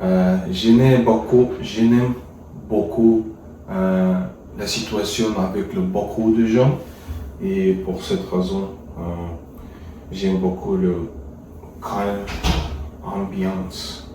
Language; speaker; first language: French; non-native, learner; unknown